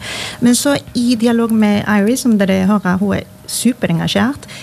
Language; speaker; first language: Norwegian; non-native, fluent; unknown